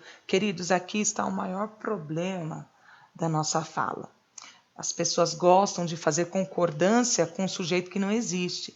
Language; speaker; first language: Portuguese; native; Portuguese